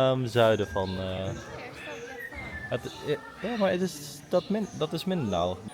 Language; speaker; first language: Dutch; early bilingual, other home language; Filipino